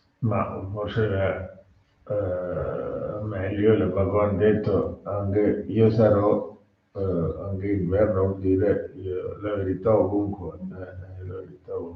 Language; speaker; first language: Italian; non-native, learner; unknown